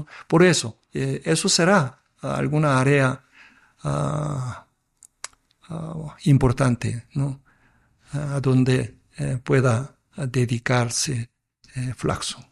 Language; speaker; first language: Spanish; non-native, fluent; Korean